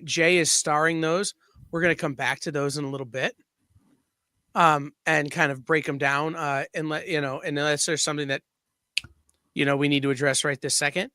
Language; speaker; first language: English; native; English